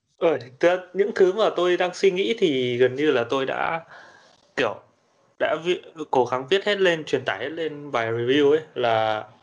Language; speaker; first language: Vietnamese; native; Vietnamese